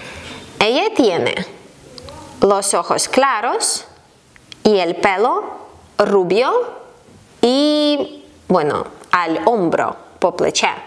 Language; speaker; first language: Spanish; non-native, fluent; Ukrainian